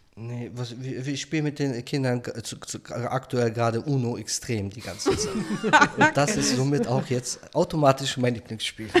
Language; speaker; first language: German; early bilingual, other home language; Polish